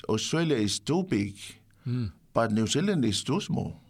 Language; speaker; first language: English; non-native, fluent; Samoan